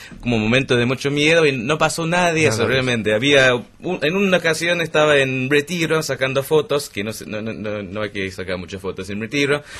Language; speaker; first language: Spanish; non-native, fluent; English